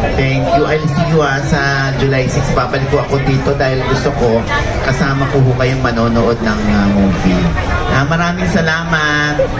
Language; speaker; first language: Filipino; native; Filipino